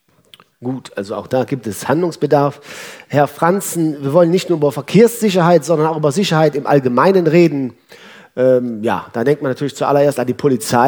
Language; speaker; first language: German; native; German